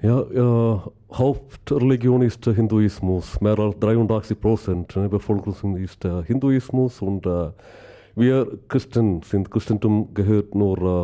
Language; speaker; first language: German; non-native, learner; Malayalam